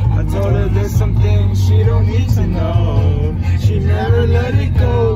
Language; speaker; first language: English; native; English